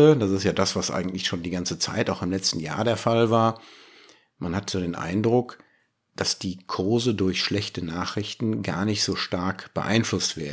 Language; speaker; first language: German; native; German